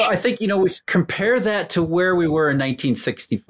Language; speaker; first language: English; native; English